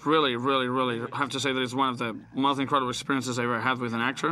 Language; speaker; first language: English; non-native, fluent; Spanish